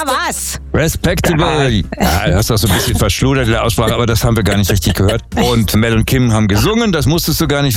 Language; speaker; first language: German; native; German